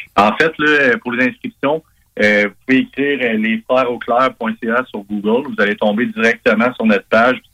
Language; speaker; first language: French; native; French